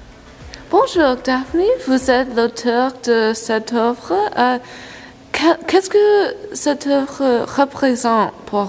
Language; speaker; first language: French; non-native, learner; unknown